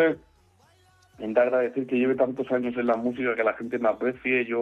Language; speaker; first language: Spanish; native; Spanish